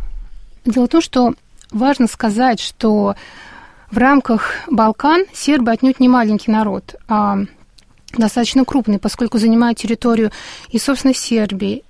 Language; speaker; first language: Russian; native; Russian